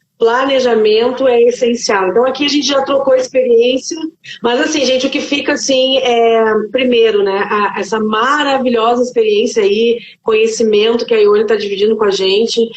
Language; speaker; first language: Portuguese; native; Portuguese